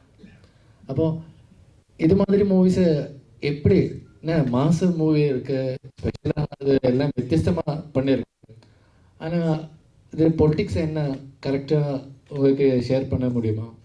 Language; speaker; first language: Tamil; non-native, learner; Malayalam